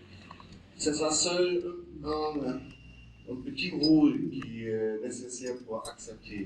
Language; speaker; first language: French; non-native, learner; German